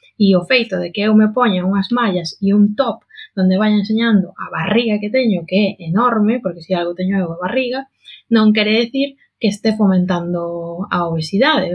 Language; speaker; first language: Galician; non-native, local second language; Spanish